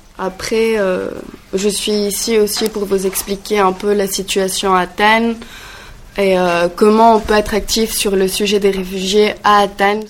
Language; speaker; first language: French; non-native, learner; Greek